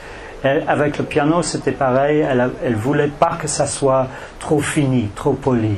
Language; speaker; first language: French; non-native, fluent; English